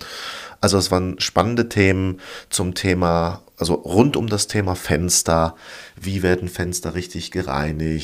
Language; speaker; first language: German; native; German